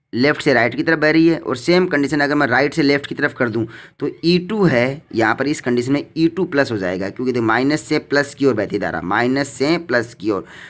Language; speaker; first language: Hindi; native; Hindi